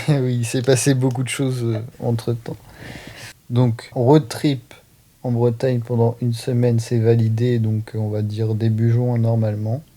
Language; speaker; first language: French; native; French